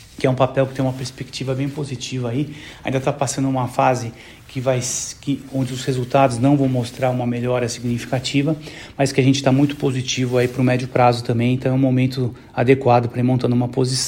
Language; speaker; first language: Portuguese; native; Portuguese